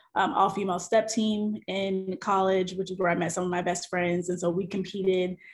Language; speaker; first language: English; native; English